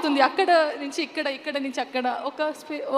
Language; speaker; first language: Telugu; non-native, learner; Kannada